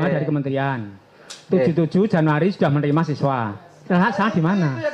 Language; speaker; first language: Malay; non-native, local second language; Javanese